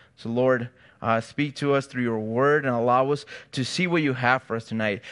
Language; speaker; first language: English; native; English